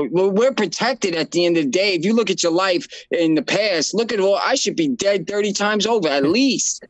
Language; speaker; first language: English; native; English